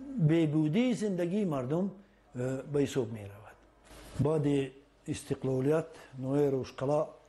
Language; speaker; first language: Tajik; non-native, local second language; Shughni